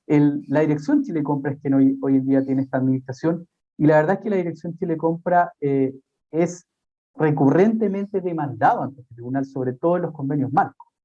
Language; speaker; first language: Spanish; native; Spanish